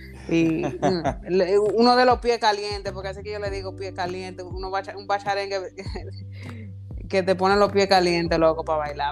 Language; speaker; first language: Spanish; early bilingual, heritage; Spanish